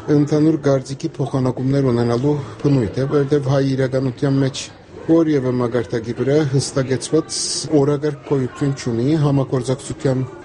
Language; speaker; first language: Armenian; native; Armenian